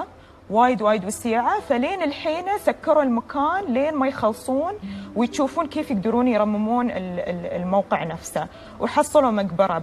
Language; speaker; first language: Arabic; native; Arabic